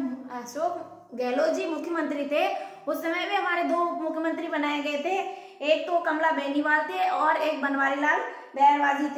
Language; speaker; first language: Hindi; native; Hindi